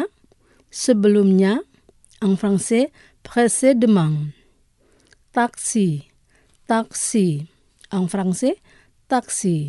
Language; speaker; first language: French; non-native, fluent; Indonesian